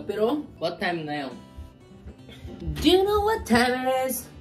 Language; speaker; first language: English; non-native, learner; Japanese